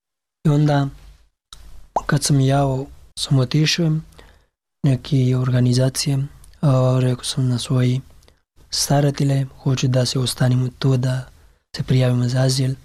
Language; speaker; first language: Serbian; non-native, learner; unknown